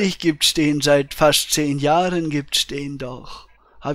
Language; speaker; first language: German; native; German